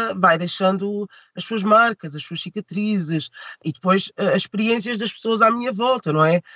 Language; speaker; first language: Portuguese; early bilingual, other home language; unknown